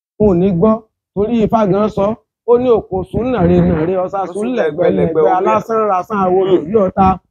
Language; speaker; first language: Yoruba; native; Yoruba